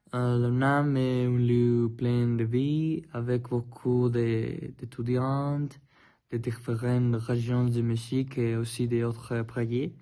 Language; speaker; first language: French; non-native, learner; Spanish